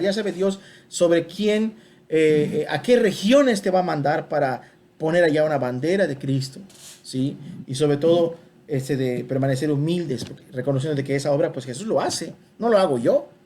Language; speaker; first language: Spanish; native; Spanish